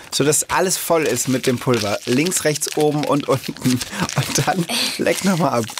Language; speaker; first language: German; native; German